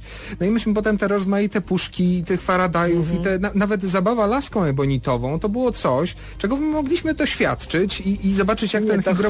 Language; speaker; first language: Polish; native; Polish